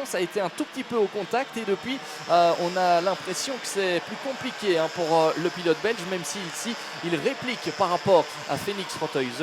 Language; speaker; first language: French; native; French